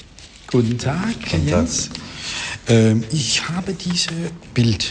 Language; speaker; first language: German; non-native, learner; Danish